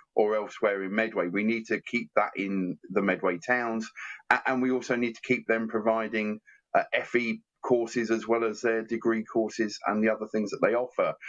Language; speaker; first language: English; native; English